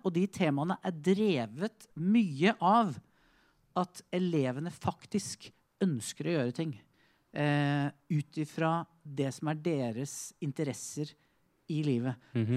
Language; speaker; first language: Norwegian; native; Norwegian